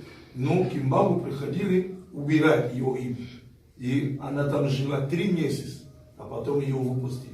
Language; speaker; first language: Russian; non-native, fluent; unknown